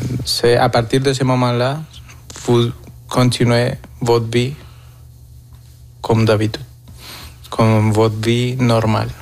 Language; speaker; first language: French; non-native, fluent; Spanish